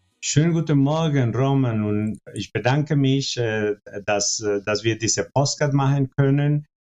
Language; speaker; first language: German; non-native, fluent; Spanish